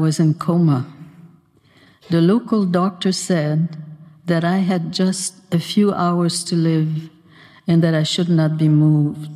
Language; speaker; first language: English; native; English